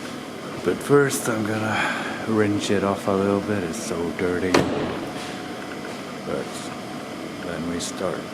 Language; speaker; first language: English; non-native, fluent; Icelandic